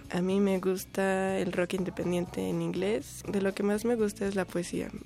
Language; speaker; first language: Spanish; native; Spanish